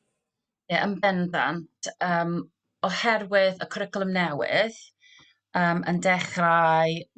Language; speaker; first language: Welsh; non-native, local second language; English